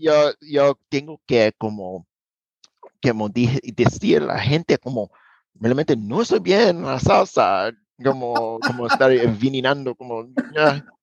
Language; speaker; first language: Spanish; non-native, learner; English